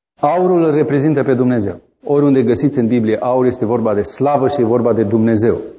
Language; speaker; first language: Romanian; native; Romanian